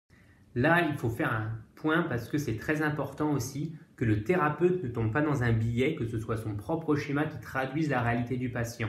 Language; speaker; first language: French; native; French